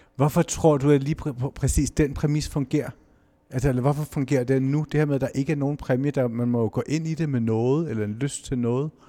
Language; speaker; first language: Danish; native; Danish